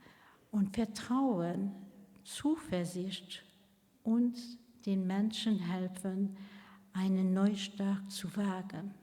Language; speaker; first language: German; non-native, local second language; Luxembourgish